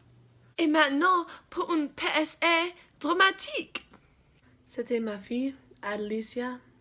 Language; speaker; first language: French; non-native, learner; English